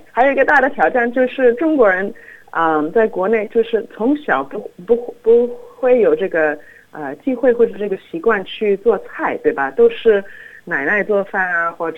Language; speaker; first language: Chinese; non-native, fluent; English